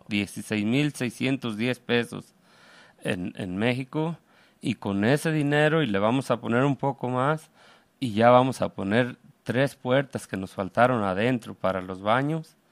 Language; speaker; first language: Spanish; native; Spanish